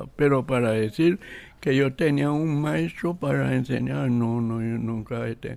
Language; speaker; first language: Spanish; non-native, local second language; English